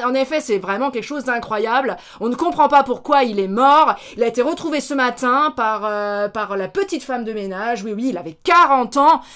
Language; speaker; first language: French; native; French